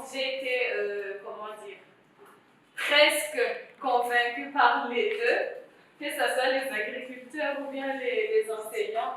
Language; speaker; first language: French; non-native, local second language; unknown